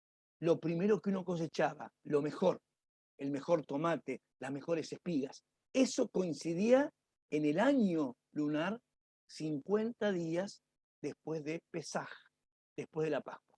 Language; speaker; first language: Spanish; native; Spanish